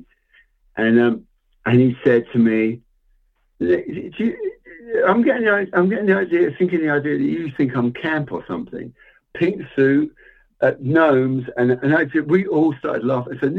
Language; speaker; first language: English; native; English